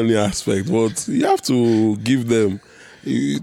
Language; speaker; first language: English; non-native, local second language; Igbo